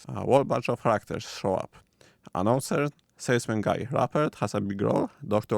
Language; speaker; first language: English; non-native, fluent; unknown